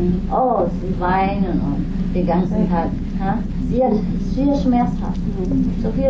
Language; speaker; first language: German; non-native, fluent; Vietnamese